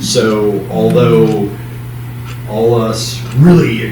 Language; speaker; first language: English; native; English